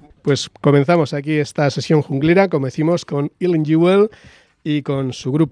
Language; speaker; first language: Spanish; native; Spanish